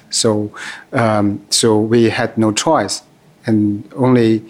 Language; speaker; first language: English; non-native, fluent; Chinese